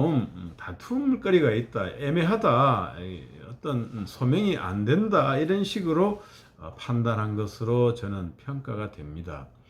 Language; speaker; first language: Korean; native; Korean